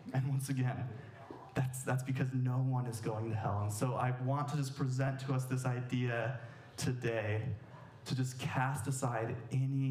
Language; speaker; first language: English; native; English